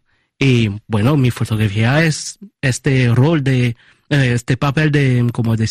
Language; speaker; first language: Spanish; early bilingual, heritage; Spanish